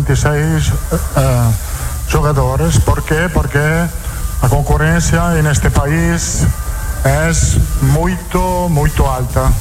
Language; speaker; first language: Portuguese; non-native, fluent; Italian